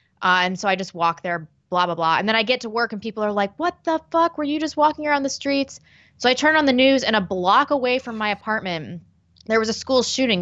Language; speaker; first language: English; native; English